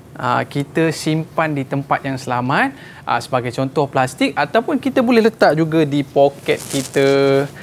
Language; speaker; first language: Malay; native; Malay